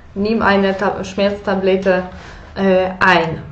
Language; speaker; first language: German; non-native, fluent; Polish